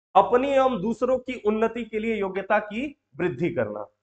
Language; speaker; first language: Hindi; native; Hindi